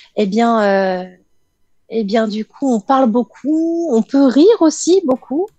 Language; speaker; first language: French; native; French